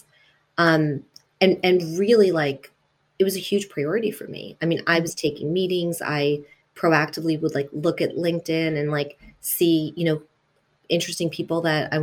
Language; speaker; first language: English; early bilingual, other home language; Italian